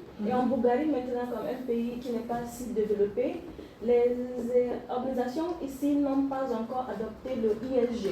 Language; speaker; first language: French; non-native, learner; English